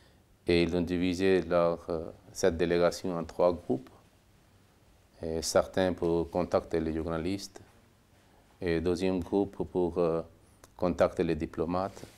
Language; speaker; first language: French; non-native, fluent; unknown